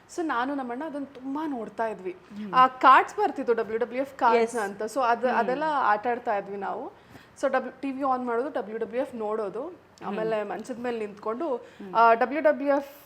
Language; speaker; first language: Kannada; native; Kannada